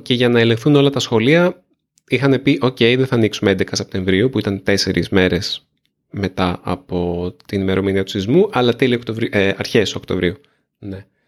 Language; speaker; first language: Greek; native; Greek